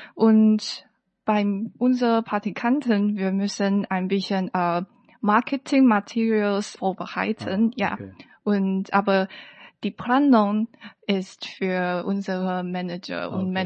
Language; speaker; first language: German; non-native, learner; Chinese